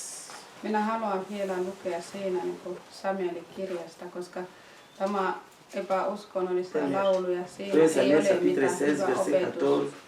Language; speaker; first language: Finnish; non-native, fluent; Swahili